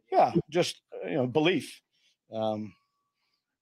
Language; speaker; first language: English; native; English